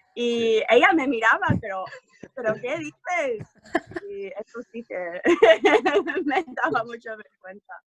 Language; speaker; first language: Spanish; non-native, fluent; English